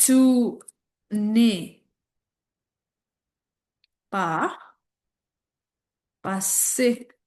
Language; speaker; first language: French; non-native, fluent; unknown